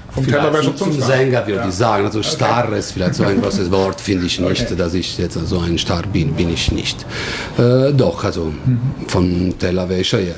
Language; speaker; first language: German; non-native, learner; Italian